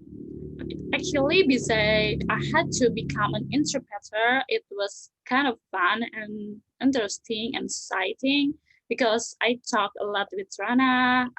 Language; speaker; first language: English; non-native, learner; Indonesian